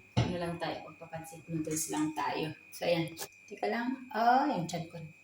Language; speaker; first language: Filipino; native; Filipino